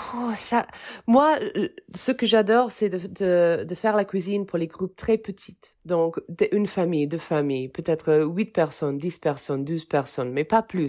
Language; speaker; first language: French; non-native, fluent; English